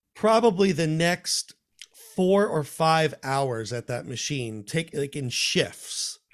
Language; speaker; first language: English; native; English